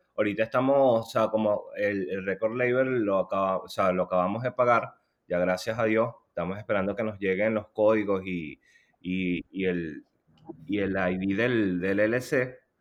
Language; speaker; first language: Spanish; native; Spanish